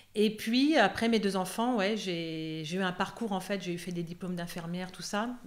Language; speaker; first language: French; native; French